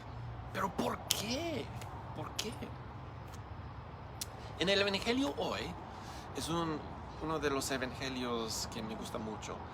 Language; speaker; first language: Spanish; non-native, learner; English